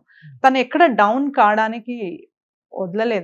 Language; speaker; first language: Telugu; native; Telugu